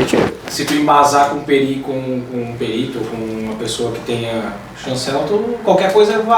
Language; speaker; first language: Portuguese; native; Portuguese